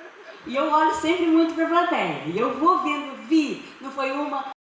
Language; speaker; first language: Portuguese; native; Portuguese